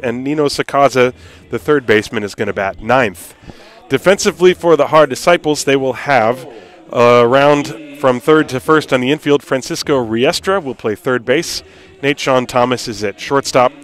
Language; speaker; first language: English; native; English